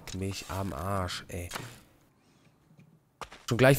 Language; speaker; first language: German; native; German